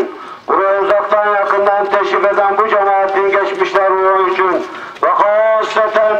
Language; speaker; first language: Turkish; native; Turkish